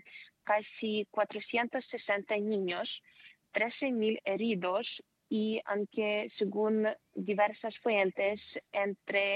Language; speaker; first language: Spanish; non-native, fluent; Ukrainian